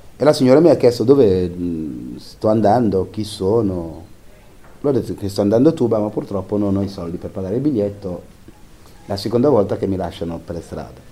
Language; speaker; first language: Italian; non-native, fluent; Wolof